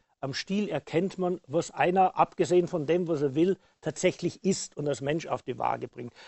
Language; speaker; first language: German; native; German